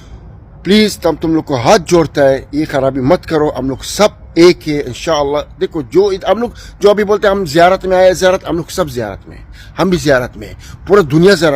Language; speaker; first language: Hindi; non-native, learner; Arabic